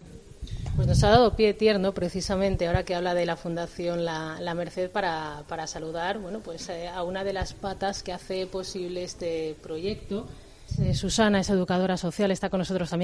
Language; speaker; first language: Spanish; native; Spanish